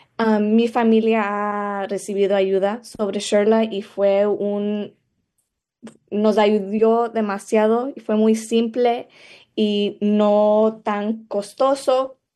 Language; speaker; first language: Spanish; early bilingual, other home language; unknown